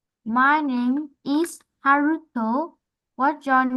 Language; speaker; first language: English; non-native, learner; Vietnamese